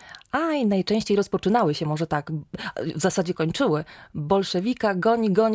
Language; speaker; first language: Polish; native; Polish